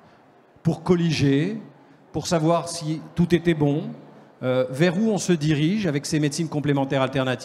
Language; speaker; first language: French; native; French